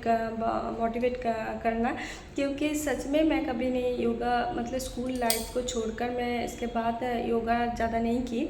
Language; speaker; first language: Hindi; non-native, local second language; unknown